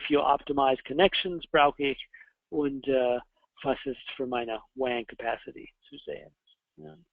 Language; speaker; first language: German; non-native, fluent; English